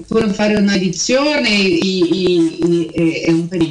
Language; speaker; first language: Italian; early bilingual, heritage; Portuguese